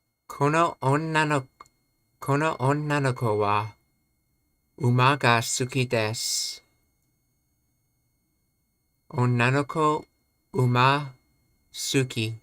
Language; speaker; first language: Japanese; non-native, learner; English